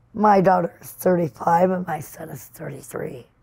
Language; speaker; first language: English; native; English